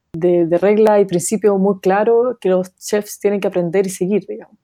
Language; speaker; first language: Spanish; native; Spanish